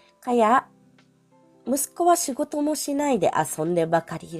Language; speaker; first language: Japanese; non-native, fluent; Filipino